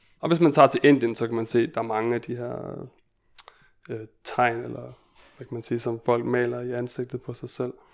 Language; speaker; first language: Danish; native; Danish